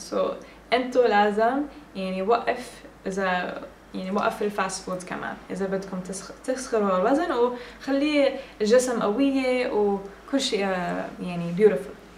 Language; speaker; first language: Arabic; early bilingual, heritage; English